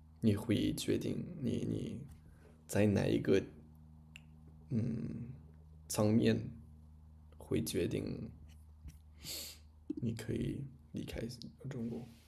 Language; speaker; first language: Chinese; non-native, learner; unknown